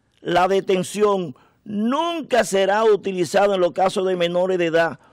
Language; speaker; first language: Spanish; native; Spanish